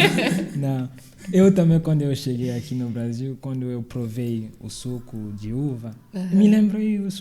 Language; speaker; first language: Portuguese; non-native, fluent; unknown